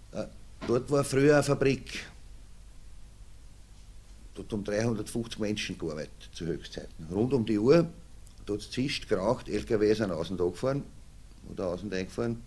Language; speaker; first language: German; native; German